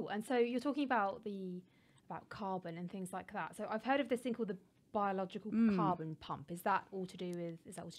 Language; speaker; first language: English; native; English